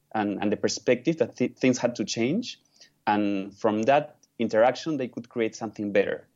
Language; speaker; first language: English; non-native, fluent; Spanish